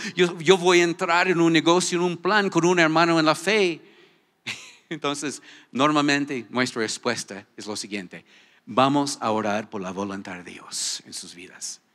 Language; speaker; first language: Spanish; non-native, fluent; English